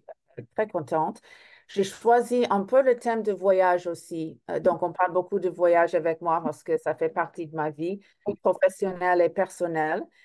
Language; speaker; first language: French; non-native, fluent; English